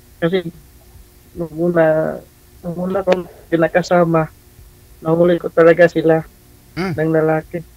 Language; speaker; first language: Filipino; non-native, local second language; Cebuano